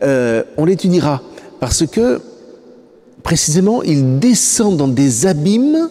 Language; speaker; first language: French; native; French